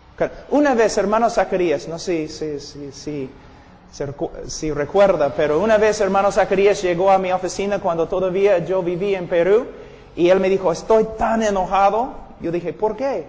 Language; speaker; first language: Spanish; non-native, fluent; English